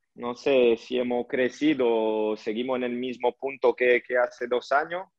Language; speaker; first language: Spanish; early bilingual, heritage; French